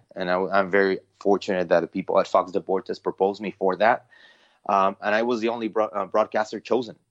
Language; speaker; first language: English; non-native, fluent; Spanish